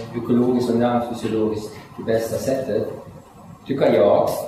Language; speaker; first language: Swedish; non-native, fluent; German